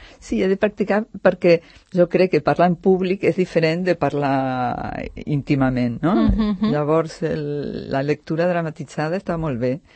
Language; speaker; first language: Catalan; non-native, fluent; Spanish